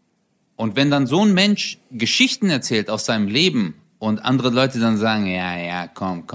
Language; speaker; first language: German; early bilingual, other home language; Turkish